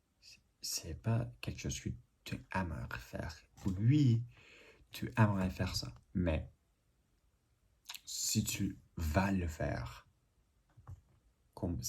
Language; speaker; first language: French; non-native, learner; English